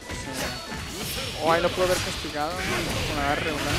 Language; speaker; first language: Spanish; native; Spanish